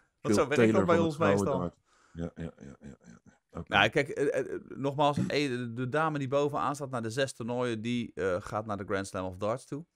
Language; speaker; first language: Dutch; native; Dutch